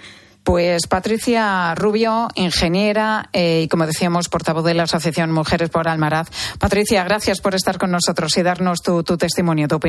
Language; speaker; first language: Spanish; native; Spanish